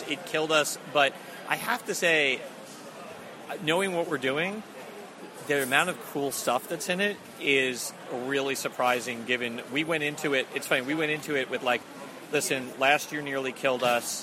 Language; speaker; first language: English; native; English